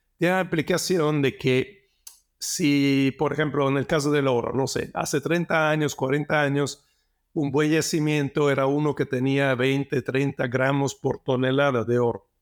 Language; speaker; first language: Spanish; non-native, fluent; Italian